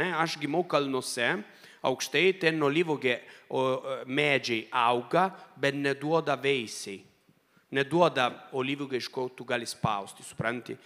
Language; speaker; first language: Lithuanian; non-native, fluent; Italian